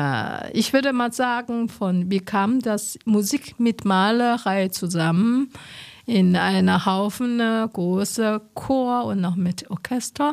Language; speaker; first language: German; non-native, learner; Chinese